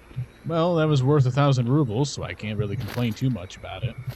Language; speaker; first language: English; native; English